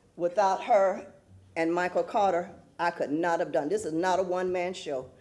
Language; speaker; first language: English; native; English